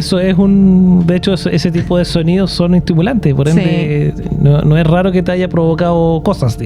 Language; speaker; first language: Spanish; native; Spanish